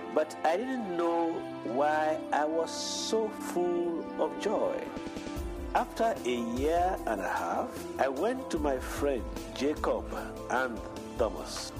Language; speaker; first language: English; non-native, fluent; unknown